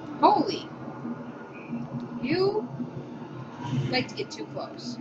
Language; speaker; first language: English; native; English